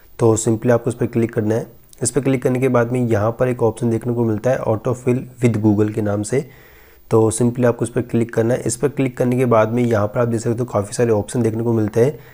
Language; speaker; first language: Hindi; native; Hindi